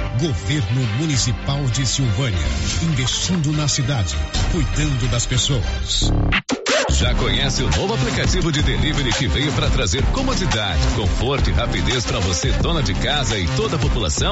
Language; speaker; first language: Portuguese; native; Portuguese